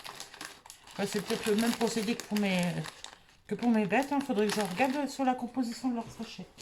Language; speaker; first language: French; native; French